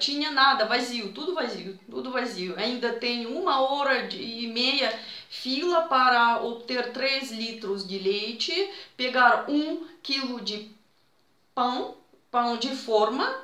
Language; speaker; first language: Portuguese; non-native, fluent; Russian